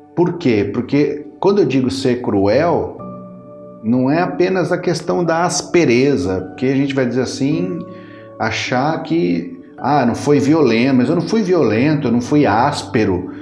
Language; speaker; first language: Portuguese; native; Portuguese